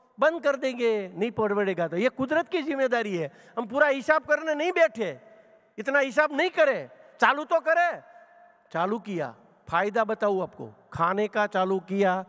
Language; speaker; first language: Hindi; non-native, local second language; Gujarati